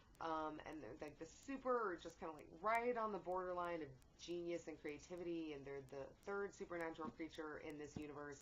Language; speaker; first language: English; native; English